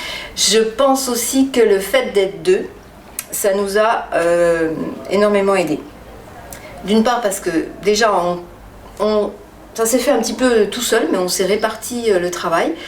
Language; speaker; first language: French; native; French